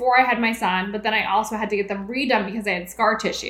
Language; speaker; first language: English; native; English